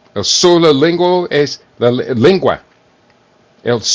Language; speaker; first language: Spanish; non-native, learner; English